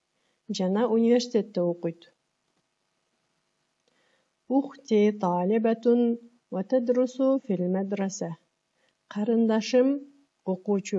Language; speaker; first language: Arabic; non-native, fluent; Kyrgyz